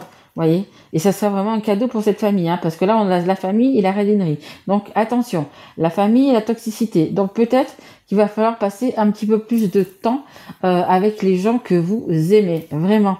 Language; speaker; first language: French; native; French